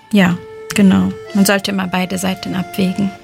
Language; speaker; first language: German; early bilingual, other home language; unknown